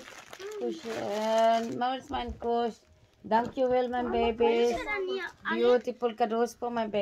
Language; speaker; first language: Dutch; non-native, learner; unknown